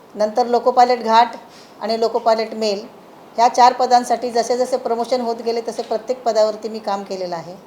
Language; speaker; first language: Marathi; native; Marathi